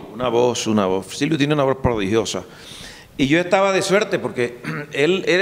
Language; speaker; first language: Spanish; native; Spanish